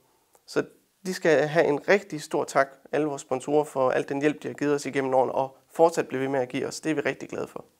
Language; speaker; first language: Danish; native; Danish